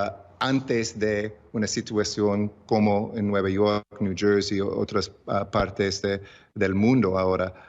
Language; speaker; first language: Spanish; early bilingual, heritage; English